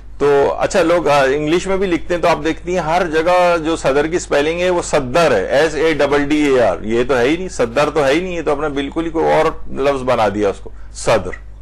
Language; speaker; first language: Urdu; native; Urdu